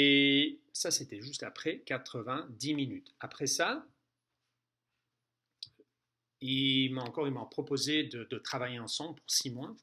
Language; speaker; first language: French; non-native, fluent; English